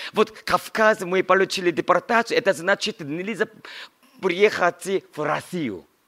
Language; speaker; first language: Russian; non-native, learner; Korean